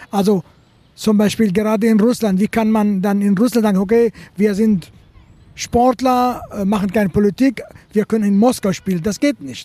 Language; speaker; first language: German; non-native, fluent; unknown